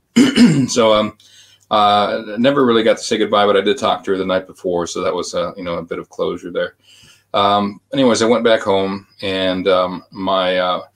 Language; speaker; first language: English; native; English